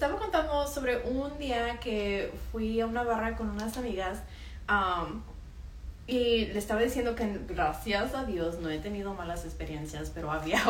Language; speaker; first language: Spanish; early bilingual, heritage; Spanish